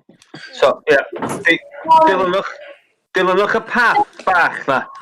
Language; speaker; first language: Welsh; native; Welsh